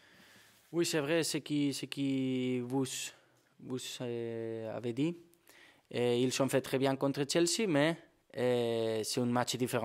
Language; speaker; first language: French; non-native, fluent; Spanish